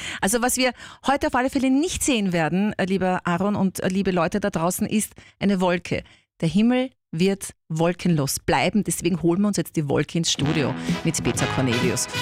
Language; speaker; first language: German; native; German